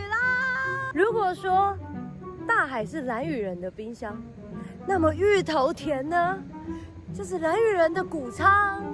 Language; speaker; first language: Chinese; native; Chinese